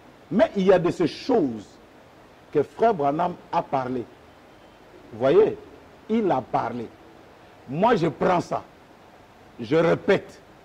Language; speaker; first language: French; non-native, local second language; Lingala